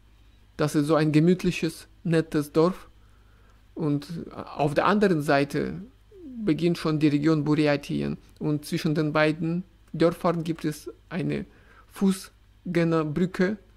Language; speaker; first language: German; non-native, fluent; Russian